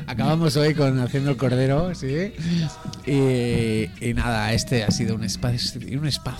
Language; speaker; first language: Spanish; native; Spanish